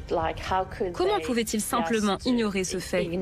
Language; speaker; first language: French; native; French